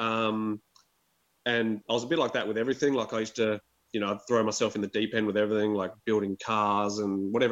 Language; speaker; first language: English; native; English